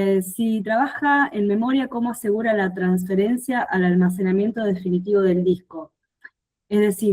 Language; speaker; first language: Spanish; native; Spanish